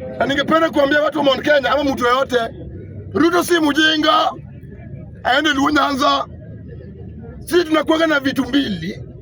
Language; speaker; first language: Swahili; native; Swahili